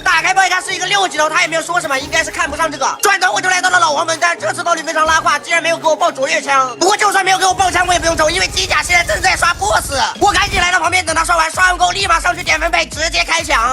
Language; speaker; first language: Chinese; native; Chinese